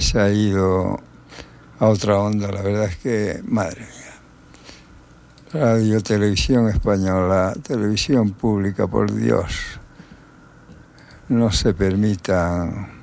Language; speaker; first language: Spanish; native; Spanish